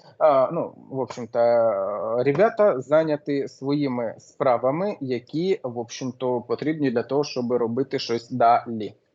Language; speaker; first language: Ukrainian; non-native, local second language; Russian